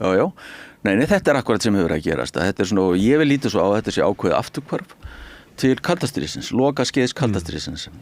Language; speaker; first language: Icelandic; native; Icelandic